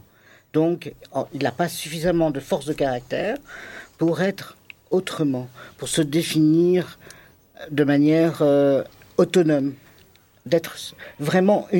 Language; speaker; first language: French; native; French